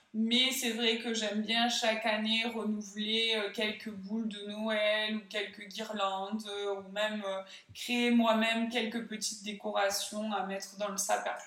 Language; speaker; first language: French; native; French